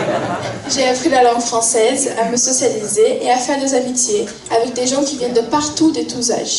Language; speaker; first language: French; non-native, fluent; Portuguese